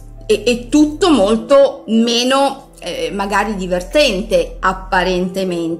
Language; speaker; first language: Italian; native; Italian